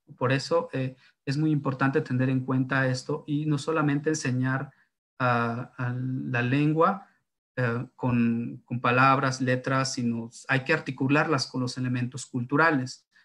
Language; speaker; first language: Spanish; non-native, local second language; Zapotec